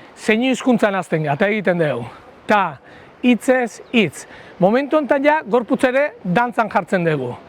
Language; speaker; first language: Basque; native; Basque